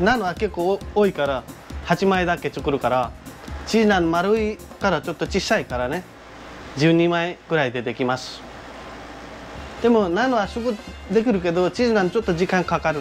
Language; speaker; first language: Japanese; non-native, learner; Nepali